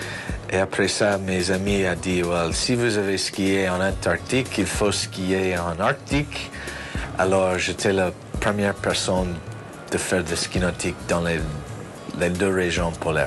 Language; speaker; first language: French; non-native, learner; English